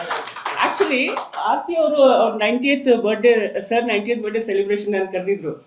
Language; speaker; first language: Kannada; non-native, local second language; Urdu